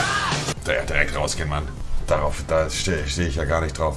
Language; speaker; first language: German; native; German